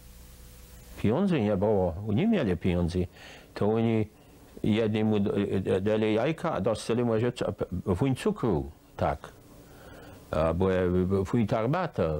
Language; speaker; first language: Polish; early bilingual, heritage; Polish